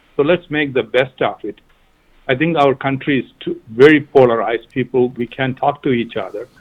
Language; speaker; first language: English; non-native, local second language; Malayalam